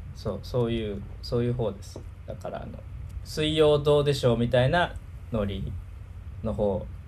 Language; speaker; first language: Japanese; native; Japanese